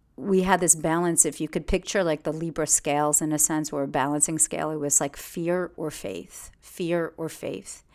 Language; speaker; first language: English; early bilingual, other home language; Russian